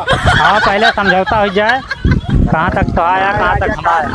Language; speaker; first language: Hindi; non-native, local second language; Awadhi